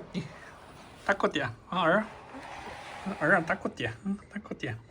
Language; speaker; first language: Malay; non-native, fluent; Chinese